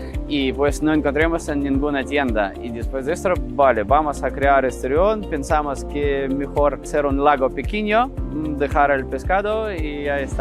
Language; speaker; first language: Spanish; non-native, learner; Russian